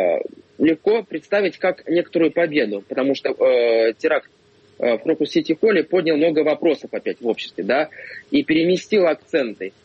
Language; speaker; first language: Russian; native; Russian